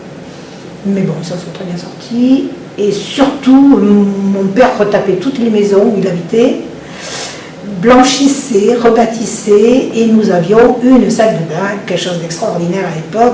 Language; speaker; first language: French; early bilingual, other home language; Italian